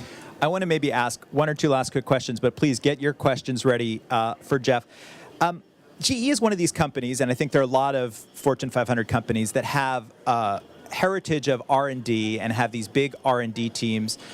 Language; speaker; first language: English; native; English